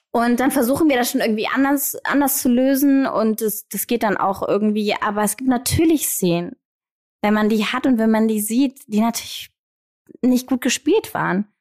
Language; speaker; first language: German; early bilingual, other home language; Greek